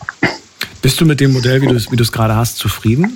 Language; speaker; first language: German; native; German